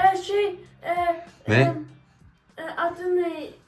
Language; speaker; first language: Turkish; early bilingual, heritage; Turkish